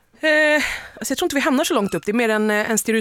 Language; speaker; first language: Swedish; native; Swedish